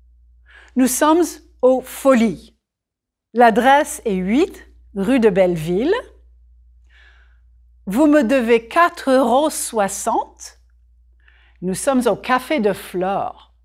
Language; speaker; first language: French; non-native, fluent; English